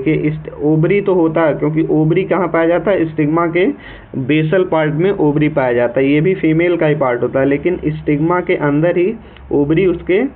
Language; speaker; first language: Hindi; native; Hindi